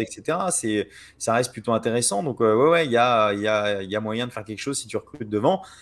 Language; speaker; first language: French; native; French